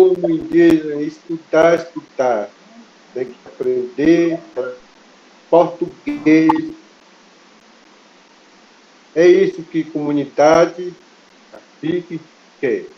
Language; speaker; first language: Portuguese; non-native, local second language; Kayapó